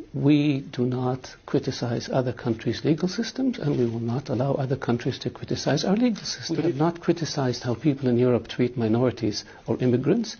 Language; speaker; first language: English; non-native, fluent; Arabic